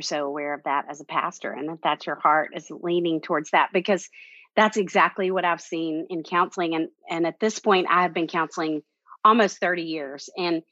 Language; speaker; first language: English; native; English